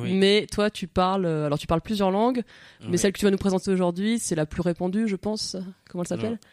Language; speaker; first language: French; native; French